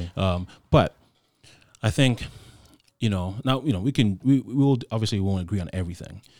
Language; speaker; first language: English; non-native, local second language; Akan